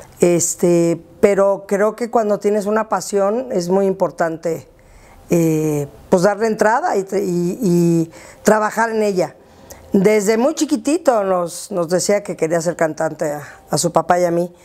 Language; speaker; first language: Spanish; native; Spanish